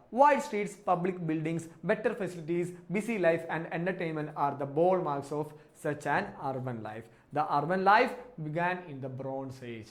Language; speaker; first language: English; non-native, local second language; Malayalam